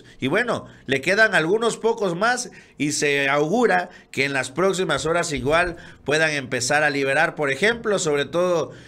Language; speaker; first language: Spanish; native; Spanish